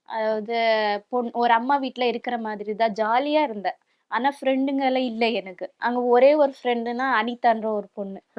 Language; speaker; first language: Tamil; non-native, local second language; Kannada